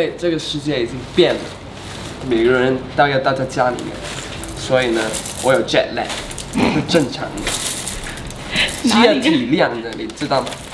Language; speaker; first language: Chinese; non-native, local second language; Cantonese